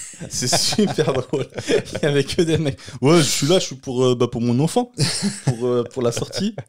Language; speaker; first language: French; native; French